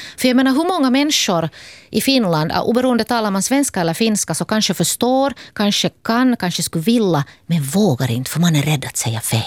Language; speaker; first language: Swedish; native; Swedish